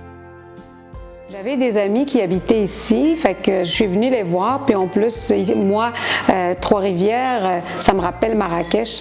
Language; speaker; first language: French; non-native, local second language; Arabic